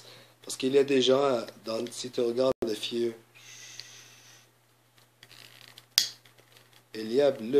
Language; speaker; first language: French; non-native, learner; English